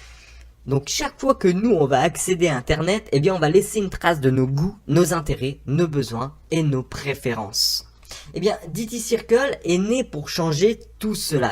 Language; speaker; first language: French; native; French